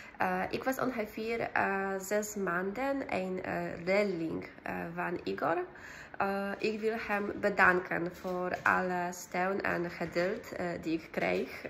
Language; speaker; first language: Dutch; non-native, learner; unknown